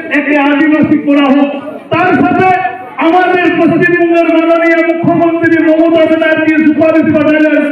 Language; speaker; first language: Bangla; native; Bangla